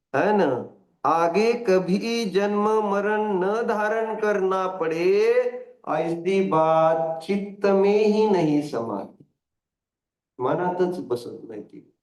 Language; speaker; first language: Hindi; non-native, local second language; Marathi